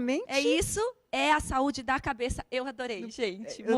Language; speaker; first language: Portuguese; native; Portuguese